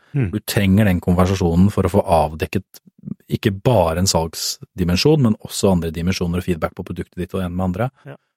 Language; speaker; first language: Norwegian; native; Norwegian